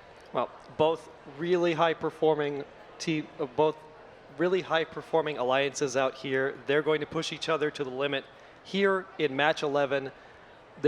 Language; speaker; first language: English; native; English